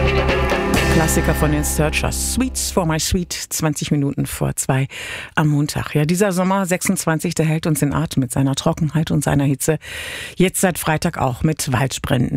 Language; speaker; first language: German; native; German